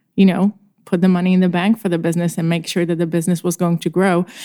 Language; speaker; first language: English; non-native, fluent; Czech